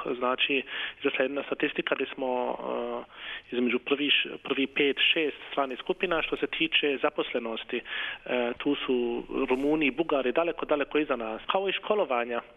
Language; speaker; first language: Croatian; early bilingual, heritage; Croatian